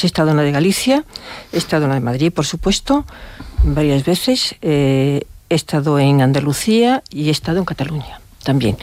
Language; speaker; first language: Spanish; native; Spanish